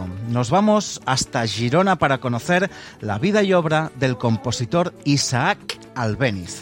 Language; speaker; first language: Spanish; native; Spanish